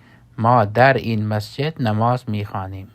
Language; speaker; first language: Persian; non-native, fluent; Urdu